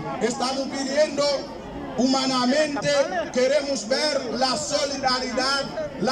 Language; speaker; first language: Spanish; non-native, fluent; Haitian Creole